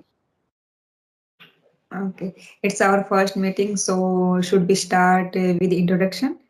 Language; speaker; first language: English; non-native, learner; Hindi